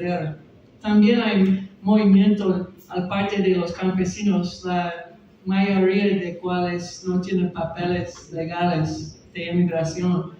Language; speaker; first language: Spanish; non-native, learner; English